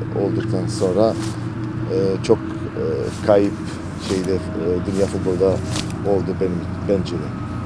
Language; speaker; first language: Turkish; non-native, learner; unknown